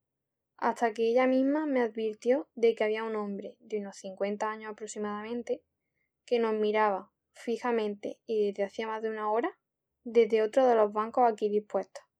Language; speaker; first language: Spanish; native; Spanish